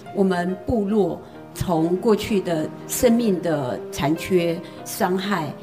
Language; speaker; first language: Chinese; native; Chinese